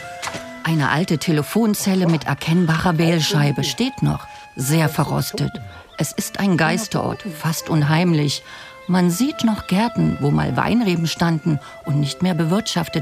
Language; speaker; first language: German; native; German